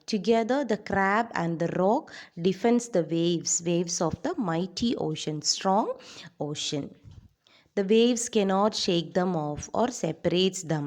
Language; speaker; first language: English; non-native, local second language; Malayalam